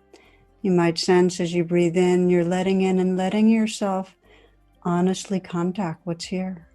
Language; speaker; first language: English; native; English